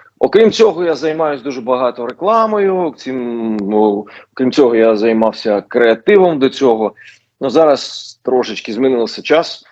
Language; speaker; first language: Ukrainian; non-native, local second language; Russian